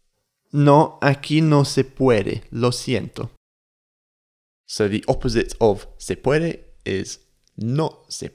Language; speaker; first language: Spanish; non-native, fluent; English